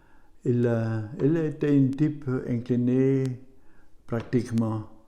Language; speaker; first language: French; non-native, learner; German